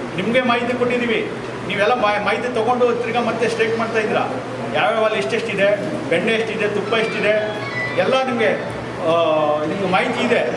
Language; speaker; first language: Kannada; native; Kannada